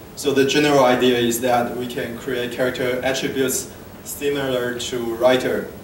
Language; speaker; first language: English; non-native, fluent; Chinese